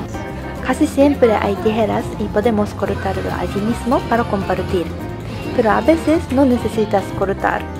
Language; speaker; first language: Spanish; non-native, fluent; Japanese